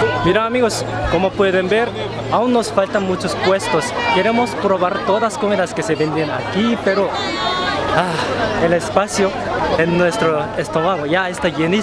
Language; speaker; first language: Spanish; non-native, fluent; Korean